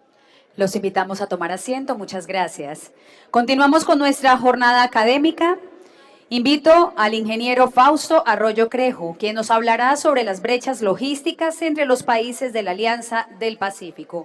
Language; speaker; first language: Spanish; native; Spanish